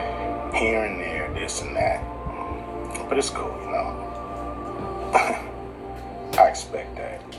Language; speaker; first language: English; native; English